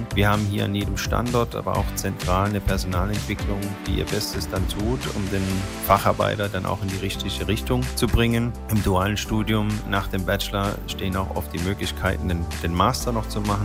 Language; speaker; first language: German; native; German